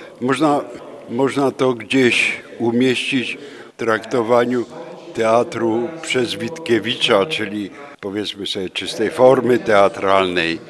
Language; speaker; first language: Polish; native; Polish